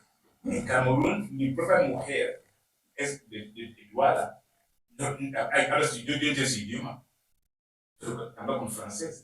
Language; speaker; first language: Spanish; non-native, learner; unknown